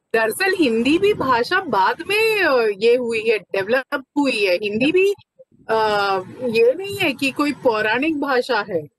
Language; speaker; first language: Hindi; non-native, local second language; Bhojpuri